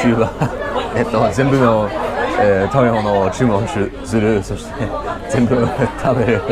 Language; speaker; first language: Japanese; non-native, learner; English